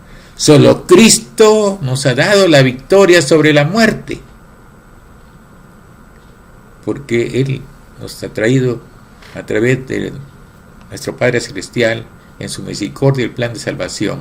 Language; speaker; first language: Spanish; native; Spanish